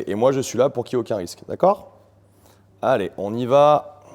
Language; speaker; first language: French; native; French